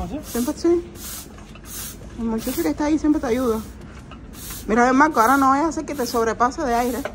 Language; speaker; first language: Spanish; native; Spanish